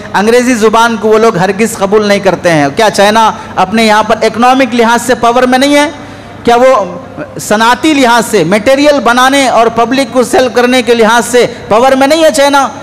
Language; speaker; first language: Urdu; native; Urdu